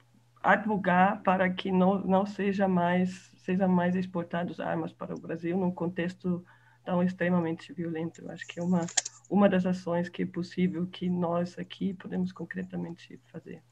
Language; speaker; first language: Portuguese; non-native, fluent; German